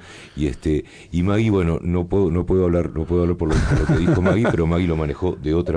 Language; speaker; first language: Spanish; native; Spanish